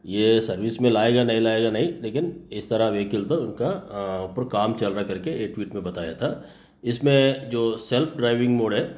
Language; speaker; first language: Hindi; non-native, local second language; Telugu